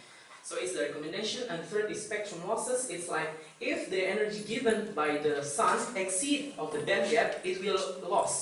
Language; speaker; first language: English; non-native, fluent; Indonesian